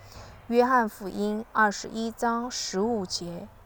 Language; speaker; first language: Chinese; non-native, learner; Korean